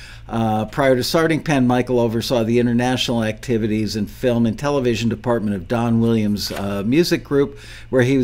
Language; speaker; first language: English; native; English